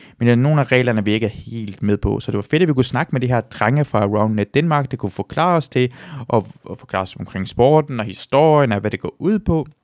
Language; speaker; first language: Danish; non-native, fluent; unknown